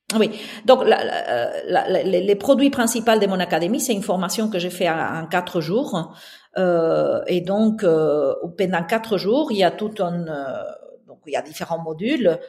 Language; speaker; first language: French; non-native, fluent; Spanish